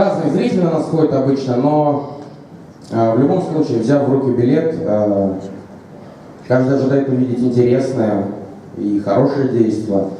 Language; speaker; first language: Russian; native; Russian